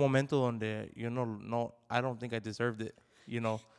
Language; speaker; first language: English; early bilingual, other home language; Spanish